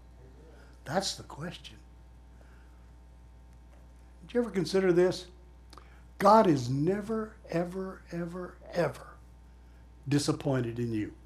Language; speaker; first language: English; native; English